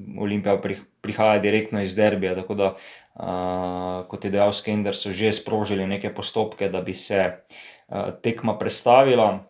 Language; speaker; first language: Slovenian; native; Slovenian